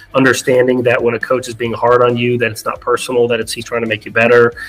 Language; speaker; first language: English; early bilingual, other home language; Arabic